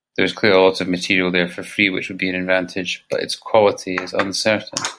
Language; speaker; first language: English; native; English